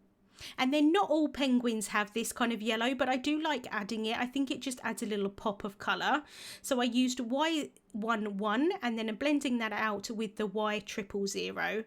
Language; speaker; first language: English; native; English